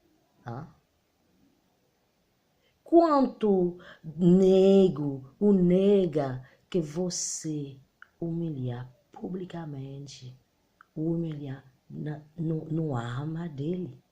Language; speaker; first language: Portuguese; non-native, learner; Haitian Creole